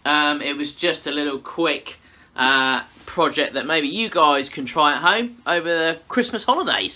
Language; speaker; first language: English; native; English